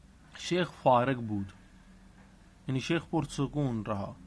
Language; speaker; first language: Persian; non-native, fluent; Urdu